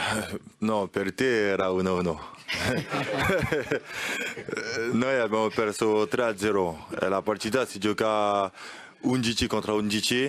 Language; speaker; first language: Italian; non-native, fluent; French